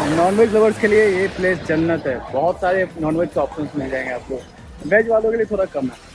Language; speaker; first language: Hindi; native; Hindi